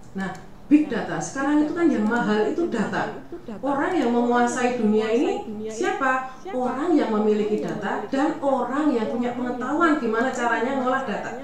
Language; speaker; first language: Indonesian; native; Indonesian